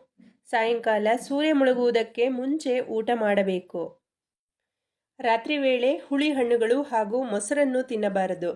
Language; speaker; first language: Kannada; native; Kannada